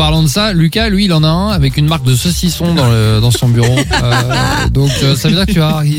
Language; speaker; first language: French; native; French